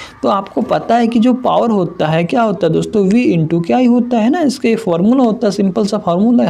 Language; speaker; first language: Hindi; native; Hindi